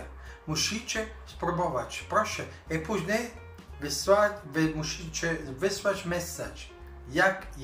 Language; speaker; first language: Polish; non-native, learner; Italian